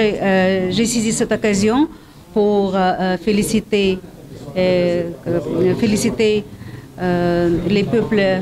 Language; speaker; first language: French; non-native, fluent; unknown